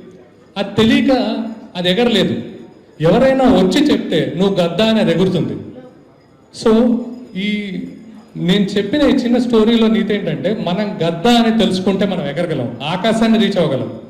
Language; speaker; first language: Telugu; native; Telugu